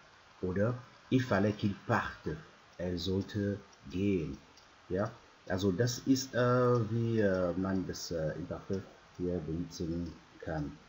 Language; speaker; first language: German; non-native, fluent; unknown